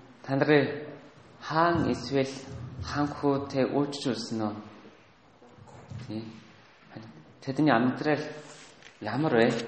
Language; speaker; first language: Mongolian; non-native, learner; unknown